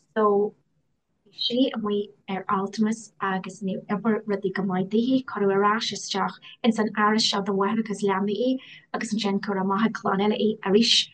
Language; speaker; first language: Irish; non-native, local second language; English